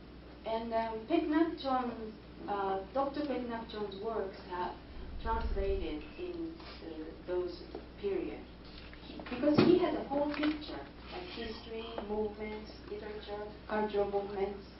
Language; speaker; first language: English; non-native, fluent; Japanese